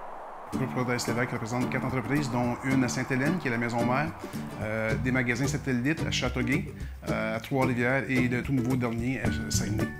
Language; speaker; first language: French; native; French